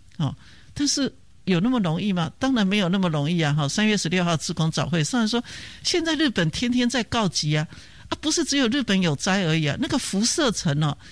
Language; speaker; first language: Chinese; native; Chinese